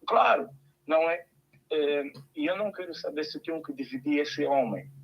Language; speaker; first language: Portuguese; early bilingual, heritage; Portuguese